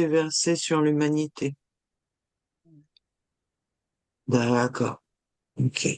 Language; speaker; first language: French; native; French